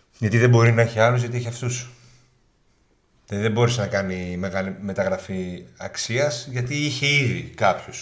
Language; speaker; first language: Greek; native; Greek